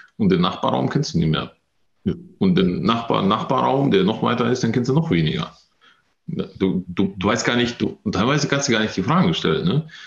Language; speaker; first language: German; early bilingual, other home language; Russian